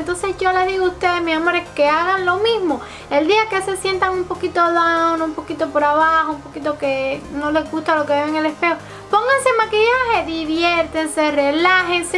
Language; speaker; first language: Spanish; native; Spanish